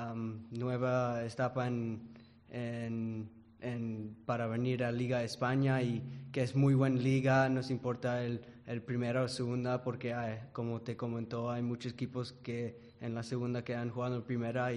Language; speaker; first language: Spanish; early bilingual, heritage; English